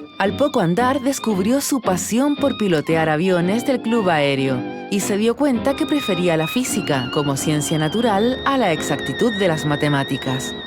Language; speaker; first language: Spanish; native; Spanish